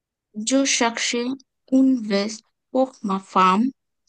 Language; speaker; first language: French; non-native, learner; Bangla